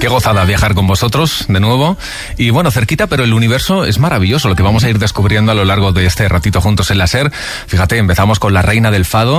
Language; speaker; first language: Spanish; native; Spanish